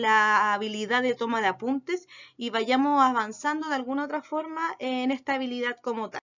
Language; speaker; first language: Spanish; native; Spanish